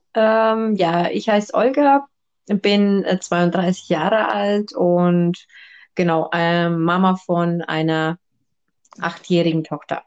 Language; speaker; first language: German; early bilingual, other home language; Russian